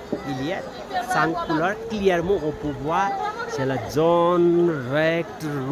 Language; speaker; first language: French; non-native, learner; Nepali